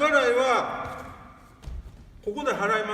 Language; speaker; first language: Japanese; native; Japanese